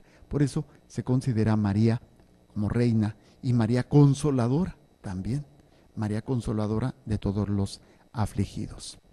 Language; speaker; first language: Spanish; native; Spanish